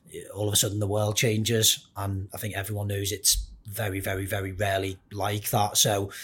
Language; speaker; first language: English; native; English